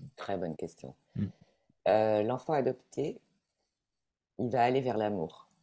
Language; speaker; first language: French; non-native, fluent; Italian